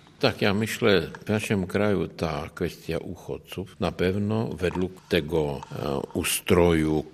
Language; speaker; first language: Polish; non-native, learner; Czech